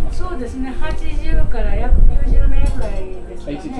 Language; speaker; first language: Japanese; native; Japanese